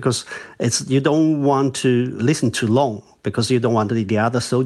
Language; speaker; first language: English; non-native, fluent; Chinese